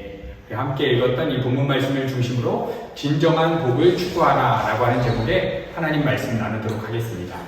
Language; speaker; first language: Korean; native; Korean